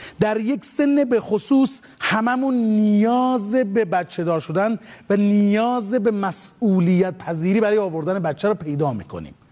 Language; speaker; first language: Persian; native; Persian